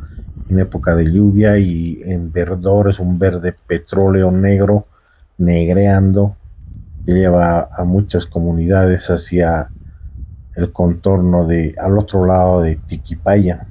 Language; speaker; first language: Spanish; native; Spanish